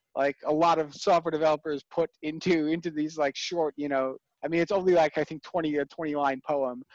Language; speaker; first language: English; native; English